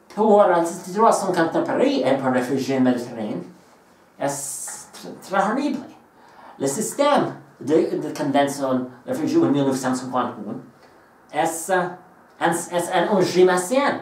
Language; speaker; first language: French; non-native, learner; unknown